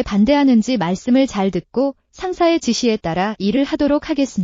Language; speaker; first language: Korean; non-native, learner; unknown